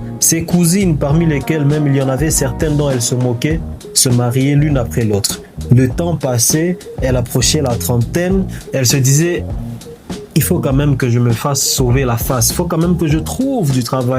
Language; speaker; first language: French; native; French